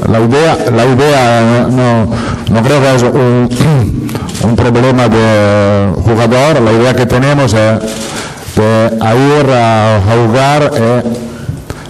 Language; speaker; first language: Spanish; non-native, fluent; Italian